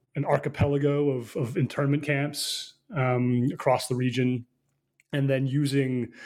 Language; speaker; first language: English; native; English